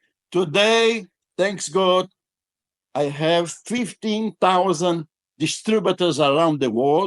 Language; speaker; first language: English; non-native, fluent; Portuguese